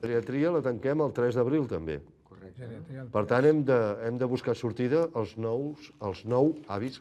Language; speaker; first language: Catalan; native; Catalan